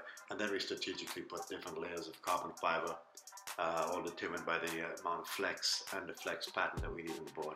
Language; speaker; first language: English; native; English